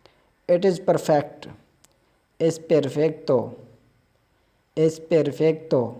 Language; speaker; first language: Spanish; non-native, fluent; Urdu